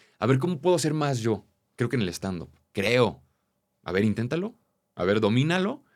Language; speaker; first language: Spanish; native; Spanish